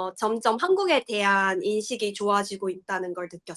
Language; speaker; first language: Korean; early bilingual, heritage; Korean